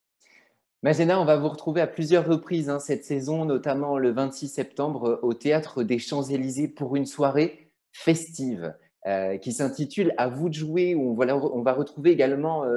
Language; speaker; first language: French; native; French